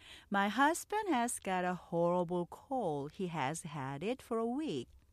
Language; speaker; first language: English; non-native, fluent; Korean